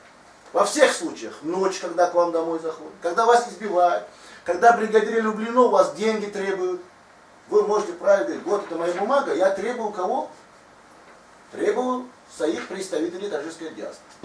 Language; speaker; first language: Russian; non-native, fluent; Tajik